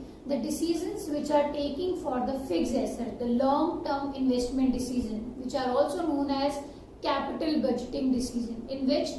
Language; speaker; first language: English; non-native, local second language; Hindi